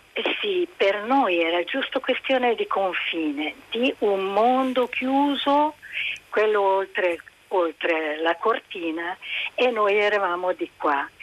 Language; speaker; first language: Italian; non-native, fluent; Hungarian